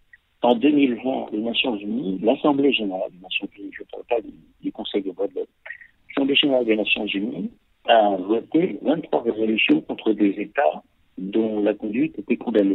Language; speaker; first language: French; native; French